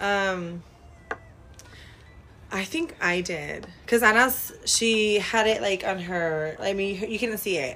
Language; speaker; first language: English; early bilingual, other home language; Spanish